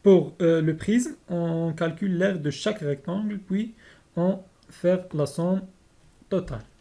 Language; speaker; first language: French; non-native, local second language; Arabic